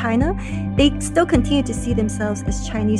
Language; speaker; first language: English; non-native, local second language; Cantonese